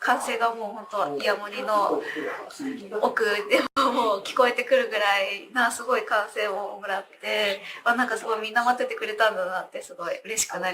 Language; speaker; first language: Japanese; native; Japanese